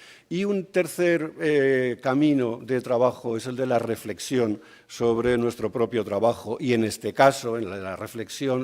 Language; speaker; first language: Spanish; native; Spanish